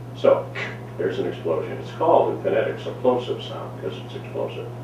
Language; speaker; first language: English; native; English